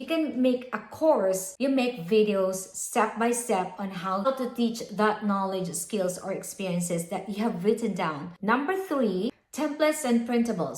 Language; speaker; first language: English; non-native, local second language; Filipino